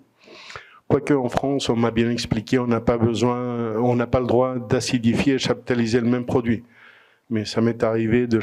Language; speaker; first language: French; non-native, fluent; Spanish